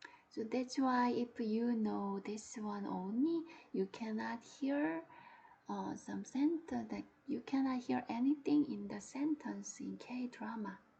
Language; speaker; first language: English; non-native, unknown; Korean